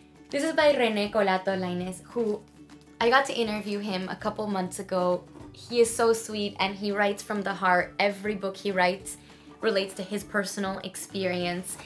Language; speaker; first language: English; early bilingual, other home language; Spanish